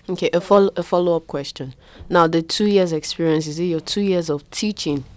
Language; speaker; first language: English; non-native, local second language; Yoruba